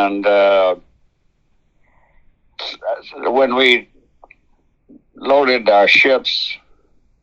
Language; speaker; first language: English; native; English